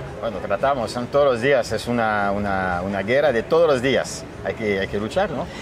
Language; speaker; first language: Spanish; non-native, fluent; French